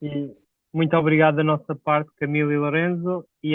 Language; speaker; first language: Portuguese; native; Portuguese